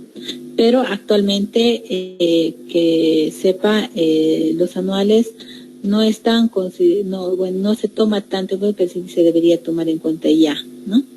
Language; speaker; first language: Spanish; native; Spanish